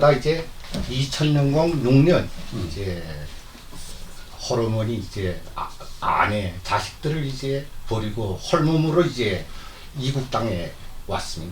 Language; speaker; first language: Korean; native; Korean